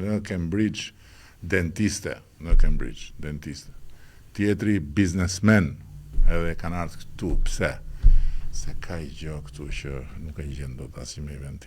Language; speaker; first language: Albanian; native; Albanian